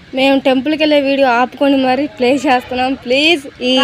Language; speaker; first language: Telugu; native; Telugu